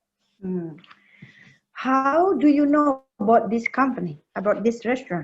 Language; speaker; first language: English; non-native, learner; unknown